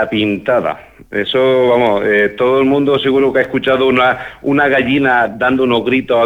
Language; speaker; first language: Spanish; native; Spanish